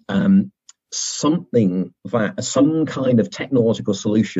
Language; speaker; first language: English; native; English